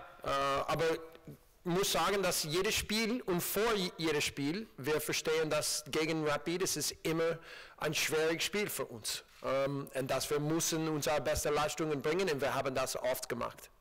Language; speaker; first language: German; non-native, learner; English